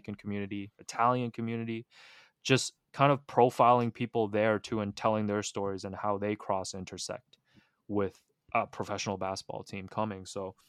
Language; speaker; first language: English; early bilingual, other home language; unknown